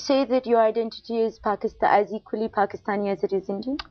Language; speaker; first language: English; native; English